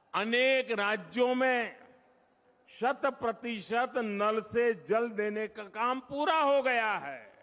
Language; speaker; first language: Hindi; non-native, local second language; Gujarati